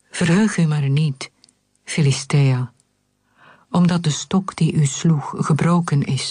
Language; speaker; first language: Dutch; native; Dutch